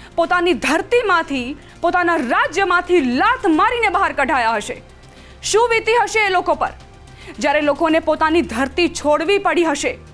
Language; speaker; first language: Gujarati; non-native, local second language; Sindhi